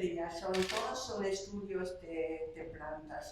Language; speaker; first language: Spanish; non-native, fluent; Slovak